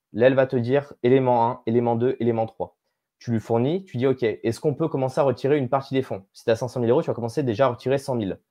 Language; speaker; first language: French; native; French